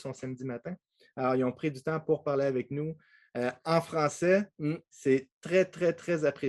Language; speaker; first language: French; native; French